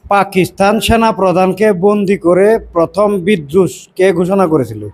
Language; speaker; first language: Bangla; non-native, local second language; Assamese